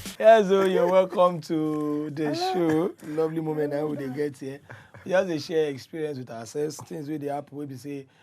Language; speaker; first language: Nigerian Pidgin; native; Nigerian Pidgin